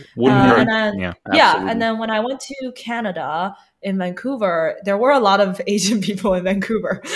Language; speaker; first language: English; early bilingual, other home language; Chinese